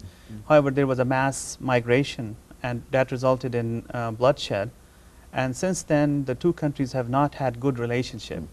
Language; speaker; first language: English; non-native, fluent; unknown